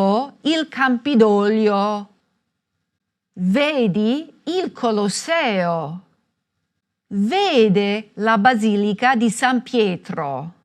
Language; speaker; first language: Italian; non-native, fluent; English